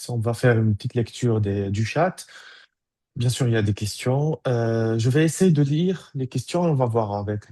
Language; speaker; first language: French; native; French